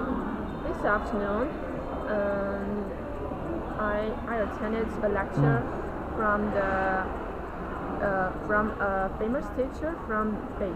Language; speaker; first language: English; non-native, learner; Chinese